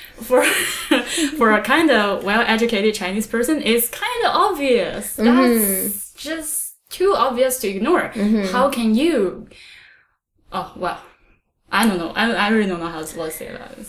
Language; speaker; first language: English; non-native, fluent; Chinese